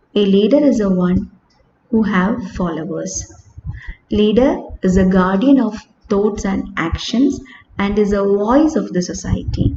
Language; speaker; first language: English; non-native, local second language; Malayalam